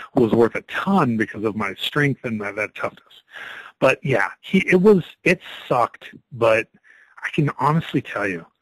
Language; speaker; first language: English; native; English